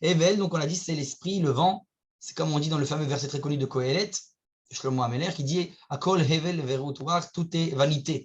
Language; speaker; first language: French; native; French